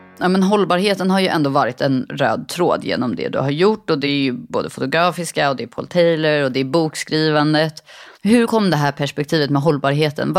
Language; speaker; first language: Swedish; native; Swedish